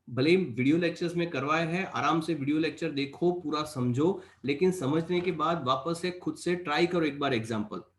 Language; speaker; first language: Hindi; non-native, local second language; Gujarati